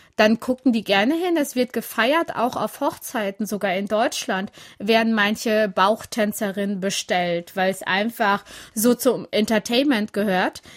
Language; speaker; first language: German; early bilingual, other home language; Albanian